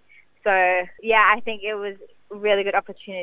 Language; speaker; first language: English; native; English